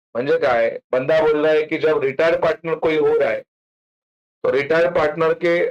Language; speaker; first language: Hindi; non-native, local second language; Marathi